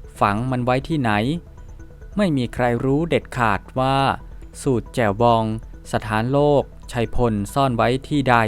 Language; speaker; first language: Thai; native; Thai